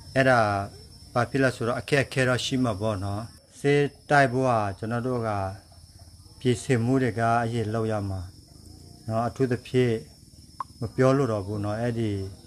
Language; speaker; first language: Burmese; non-native, local second language; Karen languages